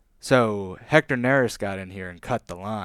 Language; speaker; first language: English; native; English